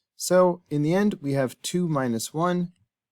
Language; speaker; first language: English; native; English